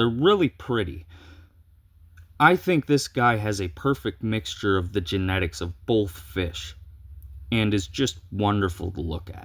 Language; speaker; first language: English; native; English